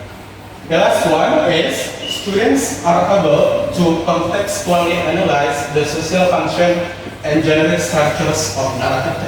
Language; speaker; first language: English; non-native, fluent; Indonesian